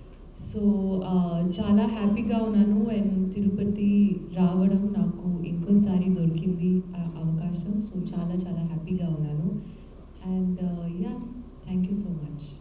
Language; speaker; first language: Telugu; non-native, learner; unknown